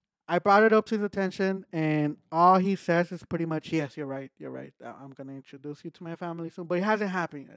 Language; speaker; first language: English; early bilingual, other home language; Spanish